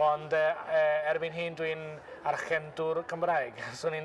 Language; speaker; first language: Welsh; non-native, fluent; Spanish